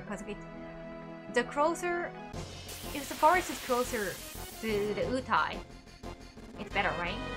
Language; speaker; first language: English; non-native, fluent; Japanese